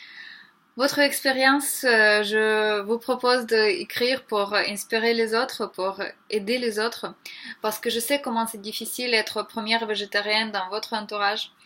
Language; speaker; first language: French; non-native, learner; Ukrainian